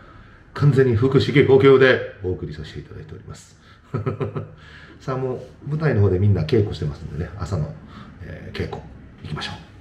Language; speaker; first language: Japanese; native; Japanese